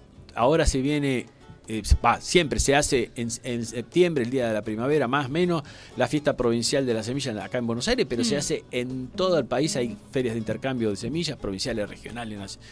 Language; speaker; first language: Spanish; native; Spanish